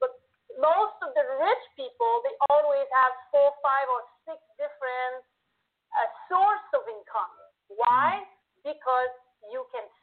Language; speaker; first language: English; non-native, fluent; French